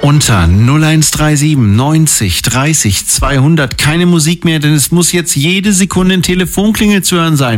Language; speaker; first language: German; native; German